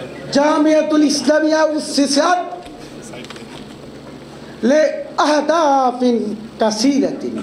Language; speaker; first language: Arabic; non-native, learner; Bangla